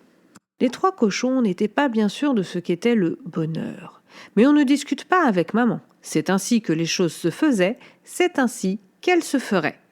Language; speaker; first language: French; native; French